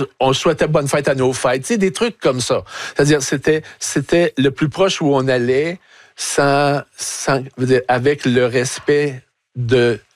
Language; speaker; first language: French; native; French